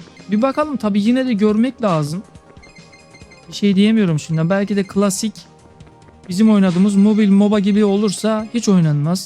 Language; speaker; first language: Turkish; native; Turkish